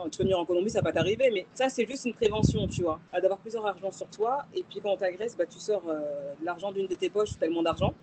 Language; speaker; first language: French; native; French